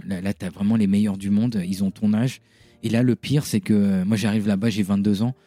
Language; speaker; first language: French; native; French